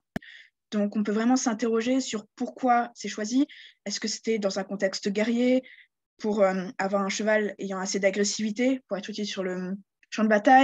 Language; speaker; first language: French; native; French